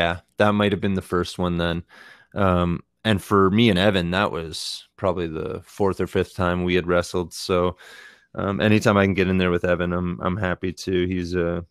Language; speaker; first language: English; native; English